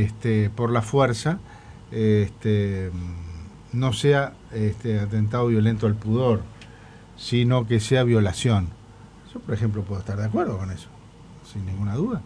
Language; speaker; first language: Spanish; native; Spanish